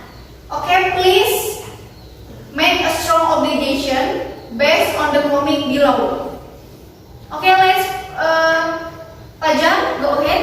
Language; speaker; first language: English; non-native, fluent; Indonesian